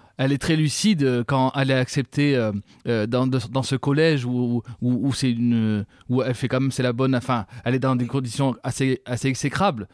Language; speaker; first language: French; native; French